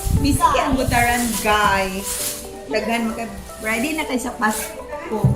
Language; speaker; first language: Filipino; non-native, local second language; Cebuano